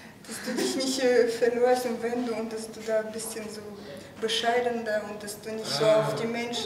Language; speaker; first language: German; non-native, fluent; Russian